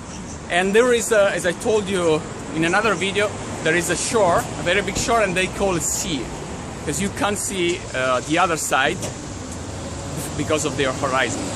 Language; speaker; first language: English; non-native, fluent; Italian